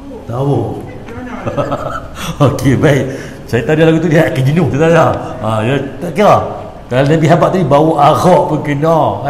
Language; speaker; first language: Malay; native; Malay